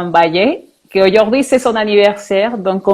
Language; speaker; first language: French; non-native, fluent; Spanish